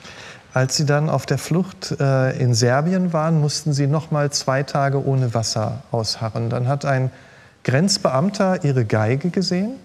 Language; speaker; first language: German; native; German